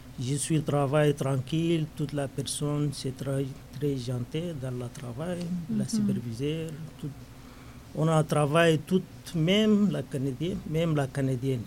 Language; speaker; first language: French; non-native, learner; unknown